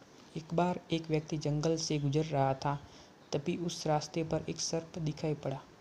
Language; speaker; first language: Hindi; native; Hindi